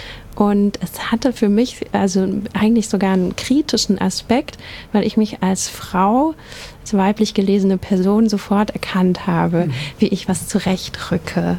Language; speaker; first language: German; native; German